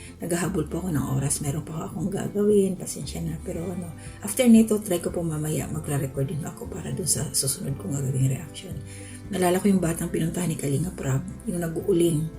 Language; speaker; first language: Filipino; non-native, local second language; Waray